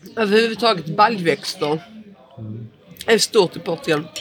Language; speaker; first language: Swedish; early bilingual, other home language; Portuguese